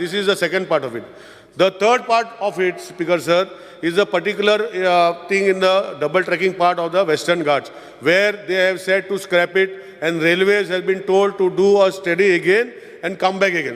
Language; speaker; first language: English; non-native, local second language; Konkani